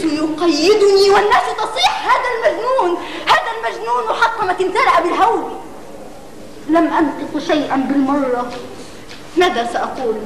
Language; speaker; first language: Arabic; native; Arabic